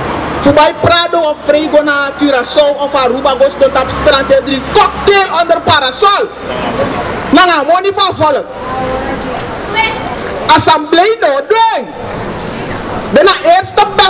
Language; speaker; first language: Dutch; non-native, local second language; Sranan Tongo